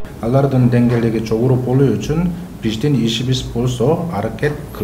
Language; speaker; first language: Kyrgyz; non-native, fluent; Korean